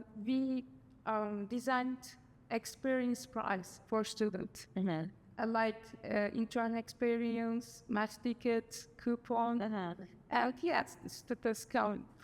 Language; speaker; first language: English; non-native, learner; Turkish